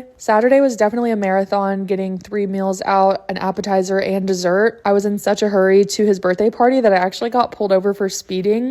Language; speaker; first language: English; native; English